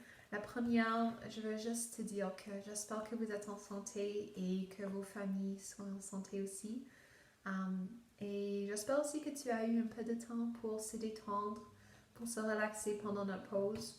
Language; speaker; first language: French; non-native, local second language; English